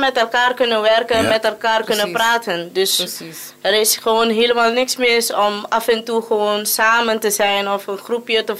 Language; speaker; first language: Dutch; non-native, local second language; Papiamento